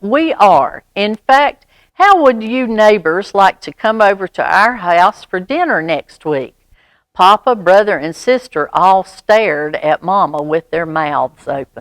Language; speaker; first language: English; native; English